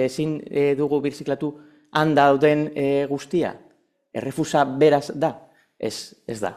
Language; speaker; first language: Basque; non-native, local second language; Spanish